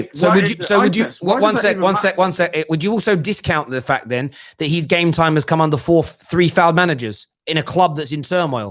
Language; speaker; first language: English; native; English